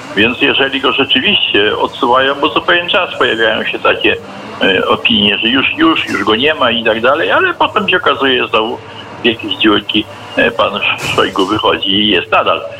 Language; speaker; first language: Polish; native; Polish